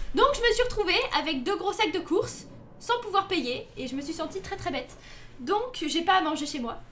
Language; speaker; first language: French; native; French